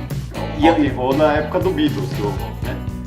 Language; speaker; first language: Portuguese; native; Portuguese